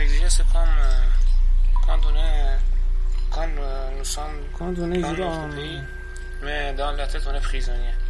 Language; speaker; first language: French; non-native, learner; Persian